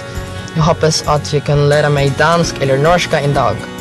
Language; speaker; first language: Swedish; non-native, learner; Filipino